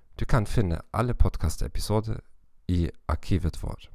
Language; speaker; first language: Norwegian; non-native, learner; German